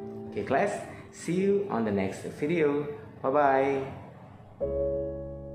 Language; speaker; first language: English; non-native, fluent; Indonesian